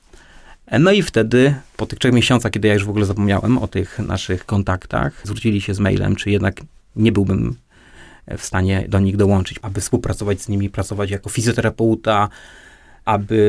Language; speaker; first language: Polish; native; Polish